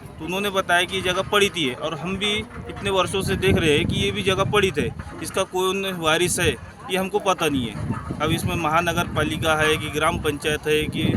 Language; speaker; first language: Hindi; native; Hindi